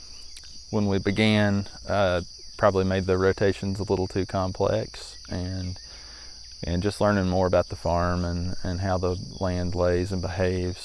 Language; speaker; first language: English; native; English